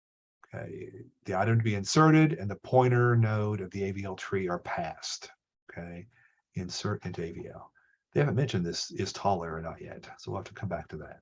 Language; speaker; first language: English; native; English